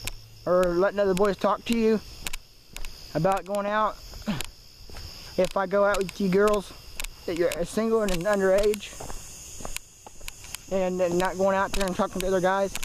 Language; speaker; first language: English; native; English